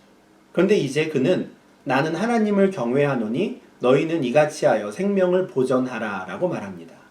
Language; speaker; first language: Korean; native; Korean